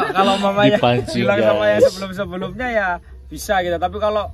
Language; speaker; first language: Indonesian; native; Indonesian